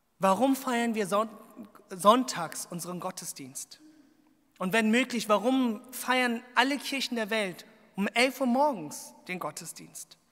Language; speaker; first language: German; early bilingual, other home language; Korean